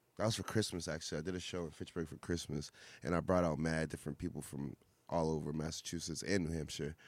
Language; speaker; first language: English; native; English